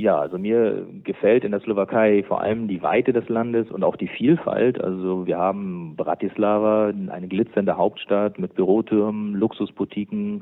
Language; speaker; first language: German; native; German